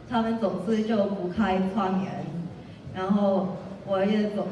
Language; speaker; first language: Chinese; early bilingual, heritage; Chinese